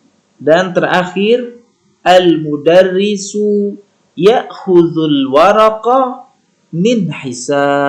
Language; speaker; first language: Arabic; non-native, learner; Indonesian